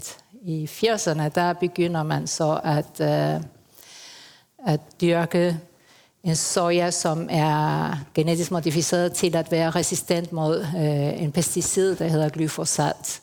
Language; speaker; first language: Danish; early bilingual, heritage; Spanish